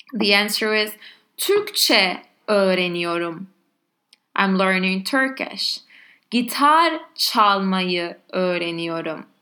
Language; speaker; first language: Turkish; non-native, learner; Spanish